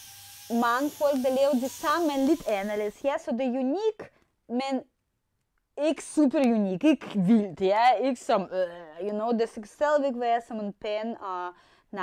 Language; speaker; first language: Danish; non-native, fluent; Russian